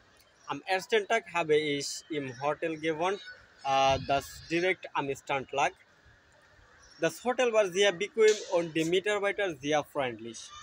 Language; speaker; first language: German; non-native, learner; Bangla